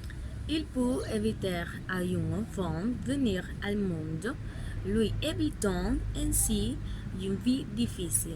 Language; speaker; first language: French; non-native, learner; Spanish